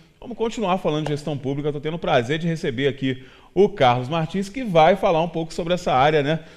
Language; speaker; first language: Portuguese; native; Portuguese